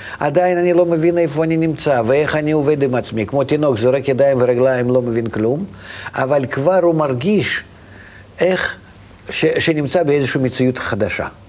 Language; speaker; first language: Hebrew; non-native, fluent; Russian